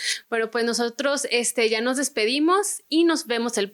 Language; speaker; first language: Spanish; native; Spanish